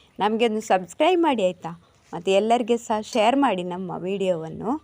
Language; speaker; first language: Kannada; non-native, local second language; Tulu